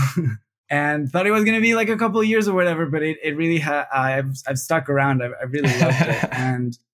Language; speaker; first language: English; non-native, fluent; Spanish